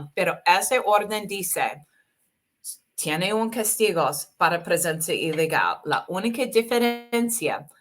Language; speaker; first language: Spanish; non-native, learner; English